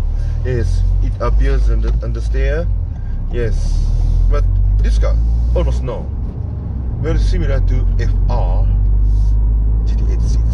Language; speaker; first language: English; non-native, learner; Japanese